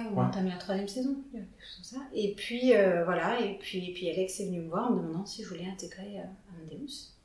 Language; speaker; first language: French; native; French